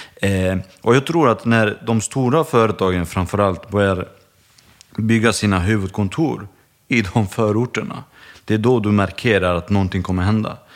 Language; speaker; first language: Swedish; early bilingual, other home language; Bosnian